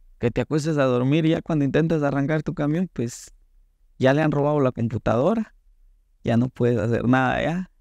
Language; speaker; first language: Spanish; native; Spanish